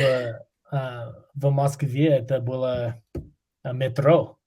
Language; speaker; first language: Russian; non-native, learner; English